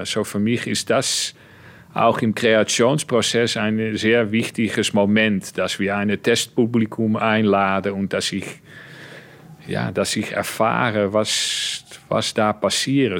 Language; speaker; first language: German; non-native, fluent; Dutch